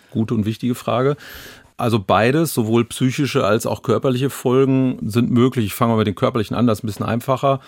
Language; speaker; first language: German; native; German